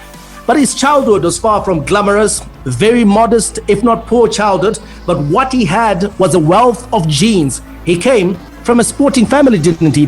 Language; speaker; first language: English; native; English